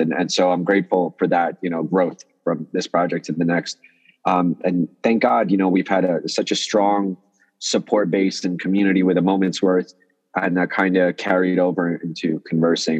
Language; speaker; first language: English; early bilingual, other home language; Russian